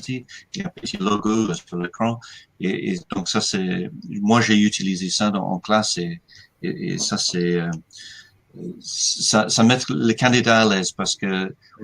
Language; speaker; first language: French; non-native, fluent; English